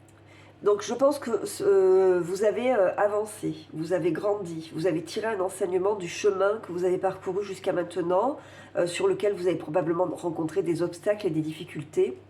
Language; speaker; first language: French; native; French